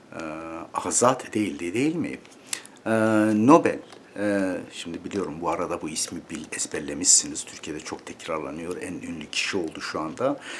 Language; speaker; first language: Turkish; native; Turkish